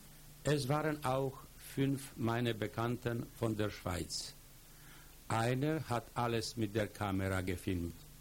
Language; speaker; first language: German; non-native, fluent; Polish